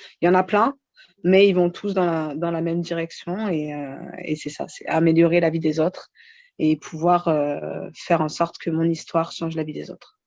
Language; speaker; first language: French; native; French